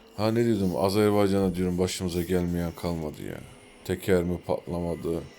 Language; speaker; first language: Turkish; early bilingual, heritage; Turkish